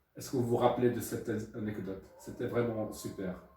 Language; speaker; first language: French; non-native, local second language; Arabic